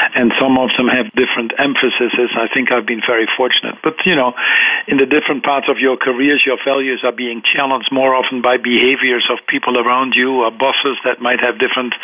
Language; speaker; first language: English; non-native, fluent; Dutch